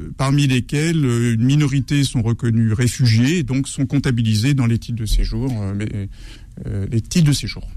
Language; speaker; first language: French; native; French